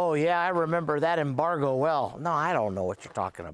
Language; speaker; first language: English; native; English